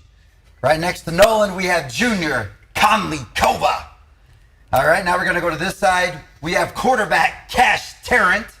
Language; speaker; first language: English; native; English